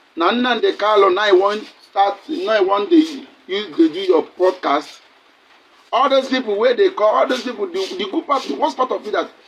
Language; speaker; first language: Nigerian Pidgin; non-native, local second language; Igbo